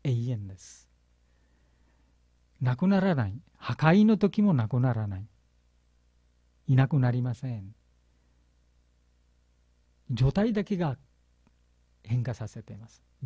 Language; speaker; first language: Japanese; non-native, learner; Bangla